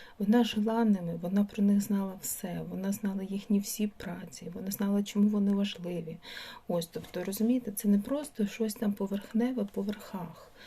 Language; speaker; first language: Ukrainian; non-native, local second language; Russian